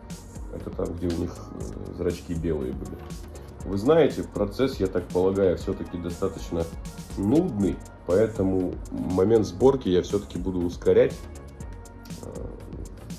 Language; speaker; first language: Russian; native; Russian